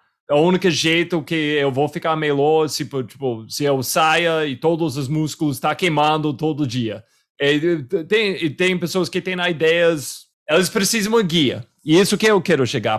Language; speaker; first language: Portuguese; non-native, fluent; English